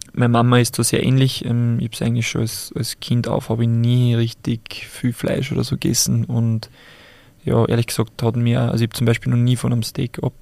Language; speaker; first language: German; native; German